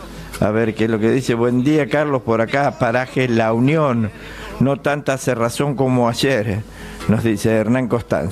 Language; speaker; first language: Spanish; native; Spanish